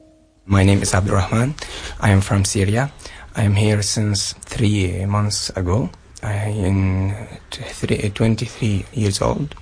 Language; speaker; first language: English; non-native, learner; Arabic